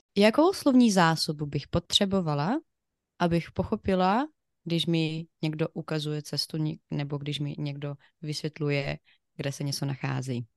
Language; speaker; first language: Czech; non-native, fluent; Ukrainian